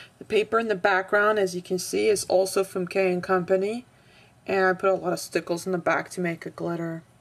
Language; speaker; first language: English; non-native, fluent; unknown